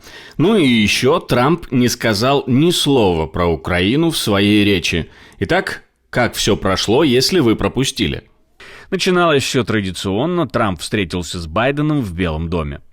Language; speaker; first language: Russian; native; Russian